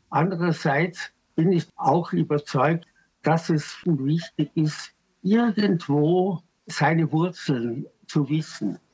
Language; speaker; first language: German; native; German